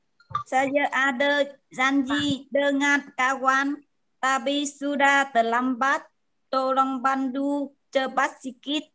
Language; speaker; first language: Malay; non-native, learner; Vietnamese